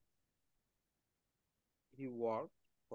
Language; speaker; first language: English; non-native, learner; Indonesian